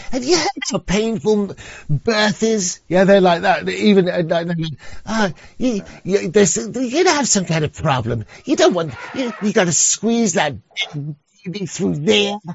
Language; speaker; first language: English; native; English